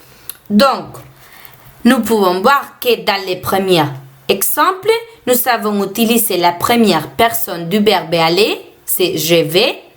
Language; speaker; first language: French; non-native, fluent; Spanish